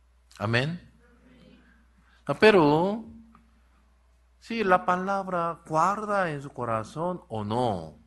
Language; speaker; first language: Spanish; non-native, learner; Korean